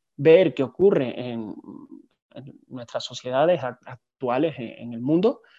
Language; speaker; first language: Spanish; native; Spanish